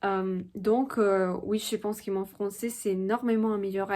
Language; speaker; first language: French; non-native, fluent; Spanish